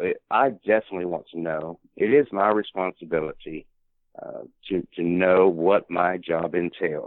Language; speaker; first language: English; native; English